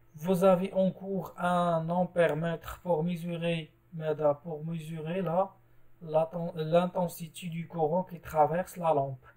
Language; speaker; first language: French; non-native, local second language; Arabic